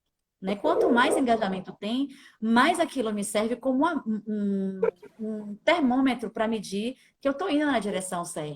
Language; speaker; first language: Portuguese; native; Portuguese